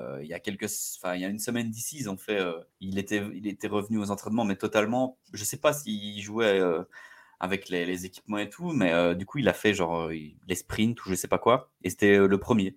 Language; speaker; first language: French; native; French